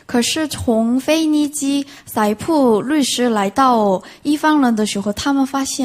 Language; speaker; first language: Chinese; non-native, fluent; Korean